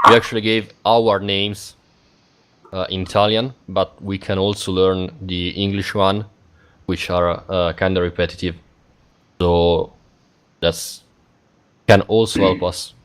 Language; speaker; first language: English; non-native, fluent; Italian